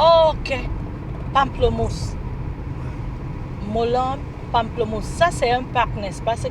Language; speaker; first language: French; non-native, fluent; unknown